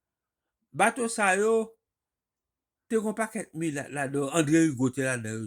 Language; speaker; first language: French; non-native, local second language; Haitian Creole